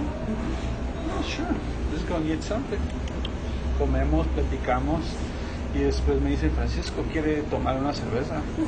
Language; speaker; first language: Spanish; native; Spanish